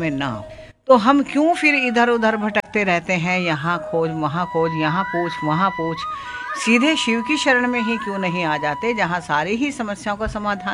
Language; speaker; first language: Hindi; native; Hindi